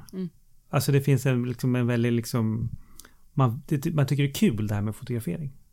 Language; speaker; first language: Swedish; native; Swedish